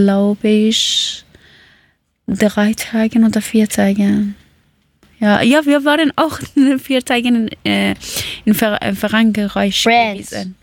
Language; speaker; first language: German; non-native, learner; Persian